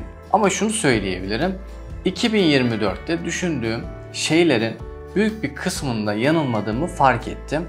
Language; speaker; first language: Turkish; native; Turkish